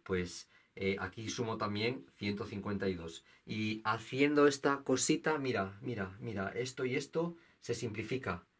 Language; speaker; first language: Spanish; native; Spanish